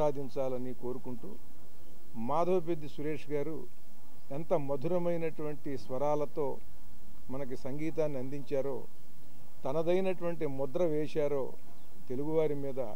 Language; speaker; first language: Telugu; native; Telugu